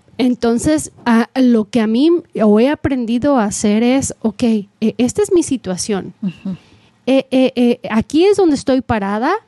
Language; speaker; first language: Spanish; native; Spanish